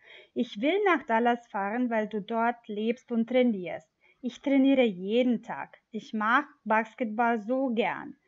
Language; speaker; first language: German; non-native, fluent; Macedonian